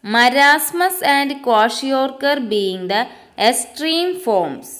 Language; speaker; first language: English; non-native, local second language; Malayalam